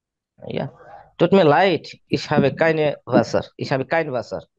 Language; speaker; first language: German; non-native, fluent; Bangla